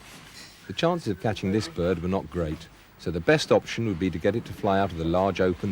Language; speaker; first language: English; native; English